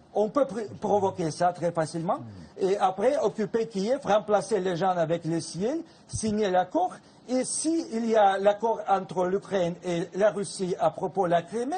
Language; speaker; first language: French; non-native, fluent; Russian